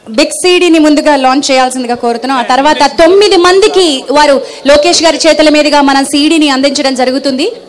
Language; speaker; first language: Telugu; native; Telugu